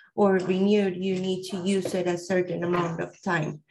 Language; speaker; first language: English; non-native, fluent; Spanish